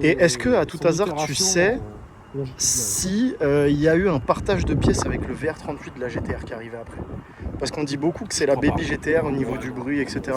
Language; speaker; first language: French; native; French